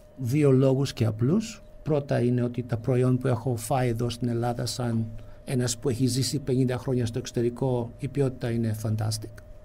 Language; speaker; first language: Greek; early bilingual, heritage; Greek